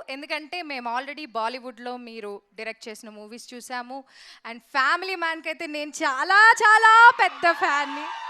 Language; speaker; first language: Telugu; native; Telugu